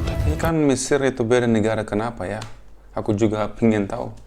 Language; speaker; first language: Indonesian; non-native, fluent; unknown